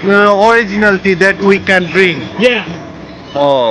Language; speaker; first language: English; non-native, learner; Bangla